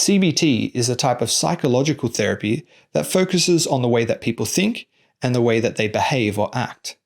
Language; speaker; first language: English; native; English